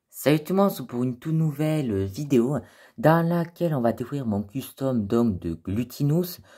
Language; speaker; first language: French; native; French